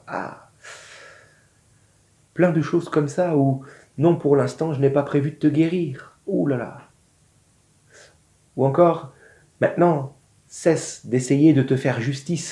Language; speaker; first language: French; native; French